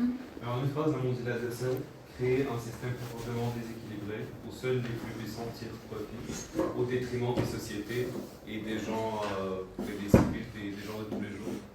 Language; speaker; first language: French; non-native, fluent; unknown